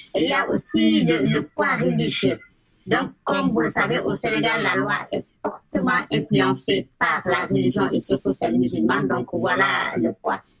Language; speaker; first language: French; non-native, local second language; Wolof